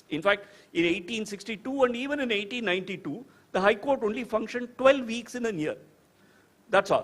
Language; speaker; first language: English; non-native, local second language; Tamil